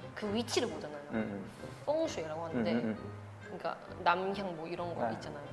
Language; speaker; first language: Korean; non-native, fluent; Chinese